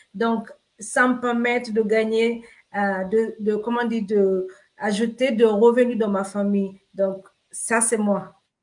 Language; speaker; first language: French; non-native, fluent; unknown